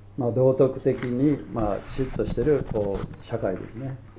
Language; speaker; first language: Japanese; native; Japanese